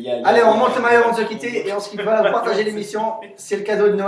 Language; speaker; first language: French; native; French